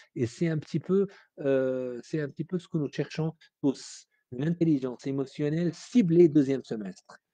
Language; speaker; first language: French; non-native, local second language; Arabic